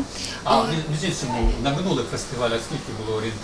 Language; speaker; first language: Ukrainian; native; Ukrainian